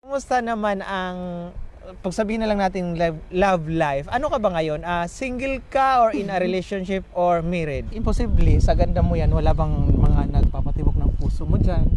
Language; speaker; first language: Filipino; native; Filipino